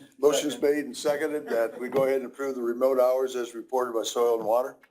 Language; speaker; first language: English; native; English